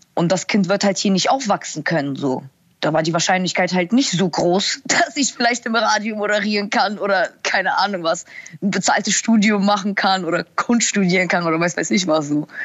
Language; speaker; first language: German; early bilingual, other home language; Russian